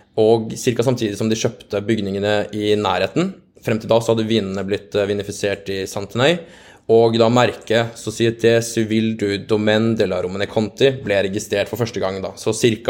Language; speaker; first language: Norwegian; native; Norwegian